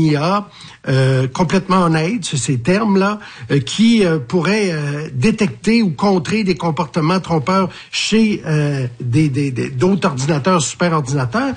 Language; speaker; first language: French; native; French